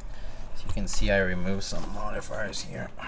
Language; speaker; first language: English; native; English